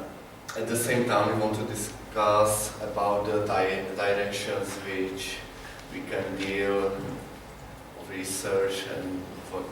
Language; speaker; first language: English; non-native, learner; Czech